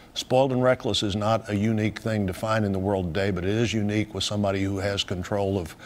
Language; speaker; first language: English; native; English